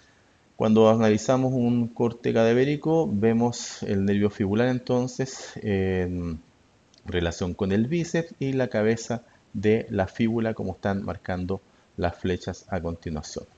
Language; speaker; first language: Spanish; native; Spanish